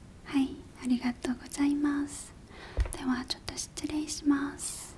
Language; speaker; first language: Japanese; non-native, learner; Korean